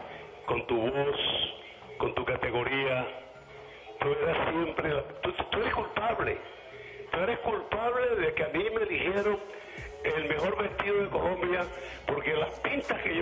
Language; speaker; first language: Spanish; native; Spanish